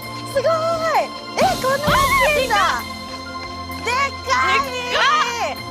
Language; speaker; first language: Japanese; native; Japanese